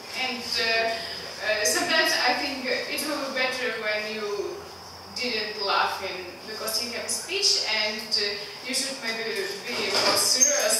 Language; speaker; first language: English; non-native, learner; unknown